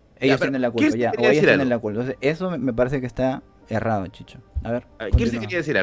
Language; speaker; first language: Spanish; native; Spanish